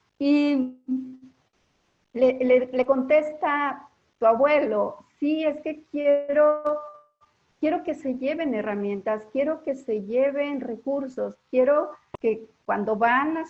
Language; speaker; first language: Spanish; native; Spanish